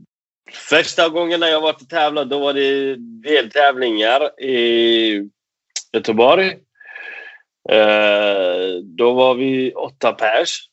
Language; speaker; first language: Swedish; non-native, fluent; Persian